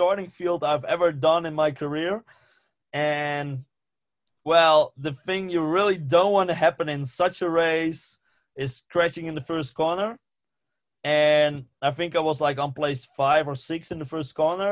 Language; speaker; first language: English; non-native, fluent; Western Frisian